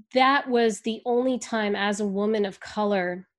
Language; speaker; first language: English; early bilingual, other home language; Hindi